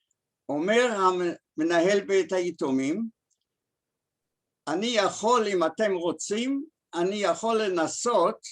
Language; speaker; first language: Hebrew; early bilingual, other home language; German